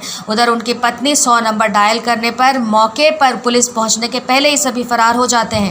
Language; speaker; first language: Hindi; native; Hindi